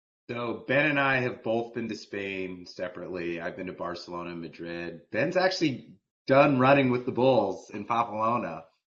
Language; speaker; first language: English; native; English